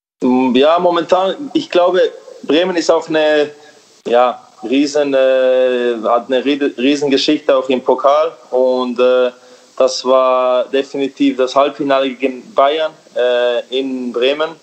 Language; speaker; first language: German; early bilingual, other home language; Serbian